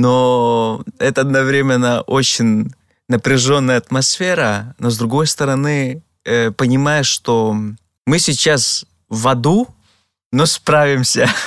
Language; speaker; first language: Russian; non-native, fluent; Greek